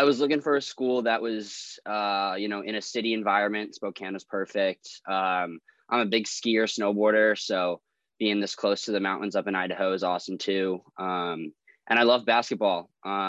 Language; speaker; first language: English; native; English